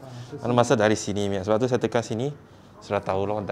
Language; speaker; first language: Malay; non-native, local second language; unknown